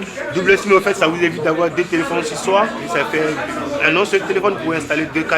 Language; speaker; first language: French; native; French